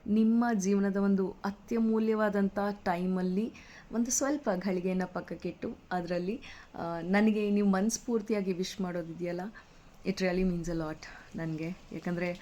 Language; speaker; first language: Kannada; non-native, local second language; Kodava